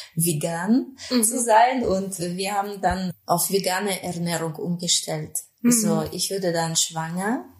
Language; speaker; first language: German; non-native, fluent; Spanish